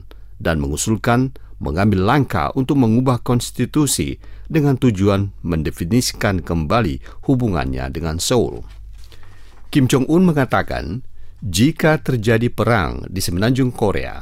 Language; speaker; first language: Indonesian; native; Indonesian